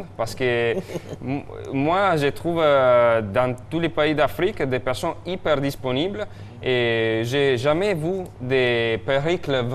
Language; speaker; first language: French; non-native, fluent; Italian